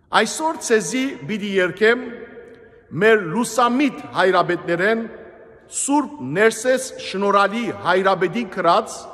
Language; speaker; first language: Armenian; native; Armenian